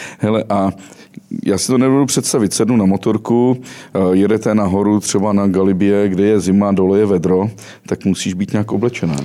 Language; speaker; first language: Czech; native; Czech